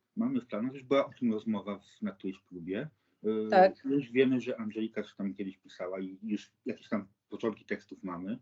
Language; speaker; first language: Polish; native; Polish